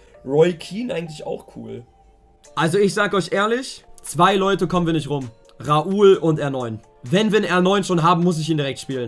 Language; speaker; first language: German; native; German